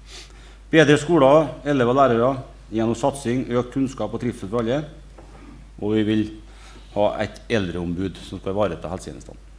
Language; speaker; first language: Norwegian; native; Norwegian